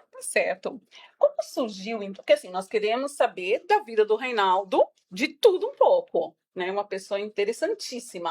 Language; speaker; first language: Portuguese; native; Portuguese